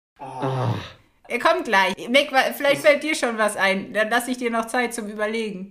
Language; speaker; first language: German; native; German